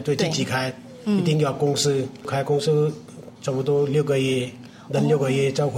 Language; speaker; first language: Chinese; non-native, learner; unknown